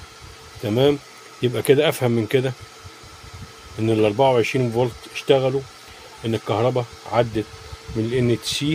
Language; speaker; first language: Arabic; native; Arabic